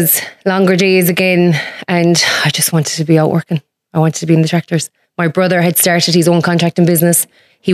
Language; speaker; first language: English; native; English